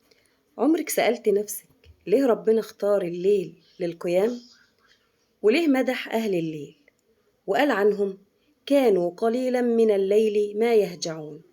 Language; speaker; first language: Arabic; native; Arabic